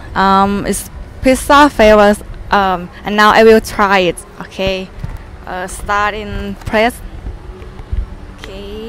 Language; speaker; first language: English; non-native, learner; Thai